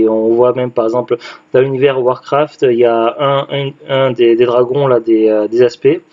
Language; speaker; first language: French; native; French